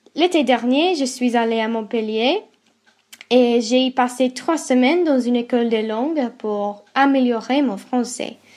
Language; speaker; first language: French; non-native, fluent; English